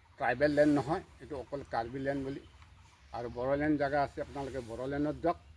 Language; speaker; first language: Assamese; non-native, local second language; Bodo